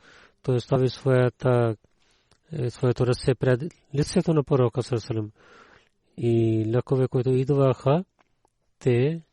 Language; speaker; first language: Bulgarian; non-native, learner; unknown